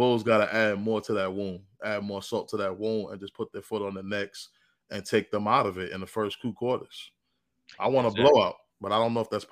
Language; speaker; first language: English; native; English